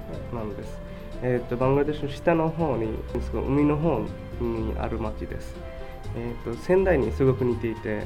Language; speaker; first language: Japanese; non-native, fluent; Bangla